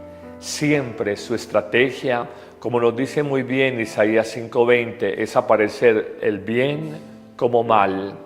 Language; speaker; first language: Spanish; native; Spanish